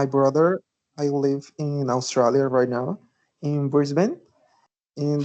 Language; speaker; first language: English; non-native, learner; Spanish